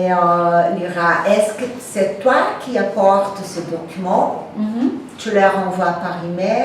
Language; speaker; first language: French; non-native, fluent; Portuguese